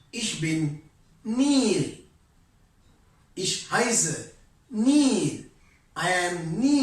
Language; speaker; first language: German; non-native, fluent; Sinhala